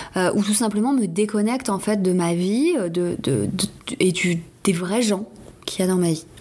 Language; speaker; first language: French; native; French